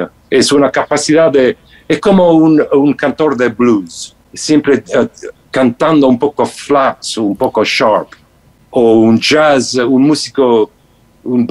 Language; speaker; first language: Spanish; non-native, fluent; English